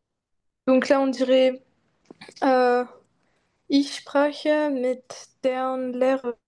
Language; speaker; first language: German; non-native, learner; French